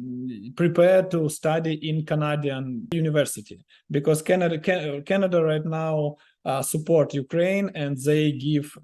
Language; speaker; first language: English; non-native, learner; Ukrainian